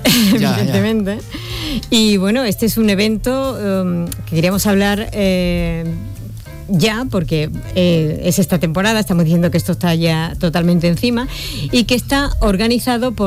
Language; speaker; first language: Spanish; native; Spanish